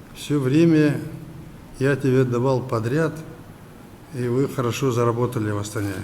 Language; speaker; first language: Russian; non-native, local second language; Kazakh